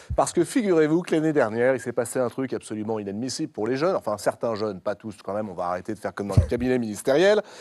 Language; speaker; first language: French; native; French